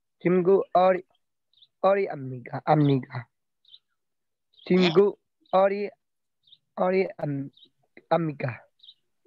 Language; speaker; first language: Korean; non-native, learner; Thai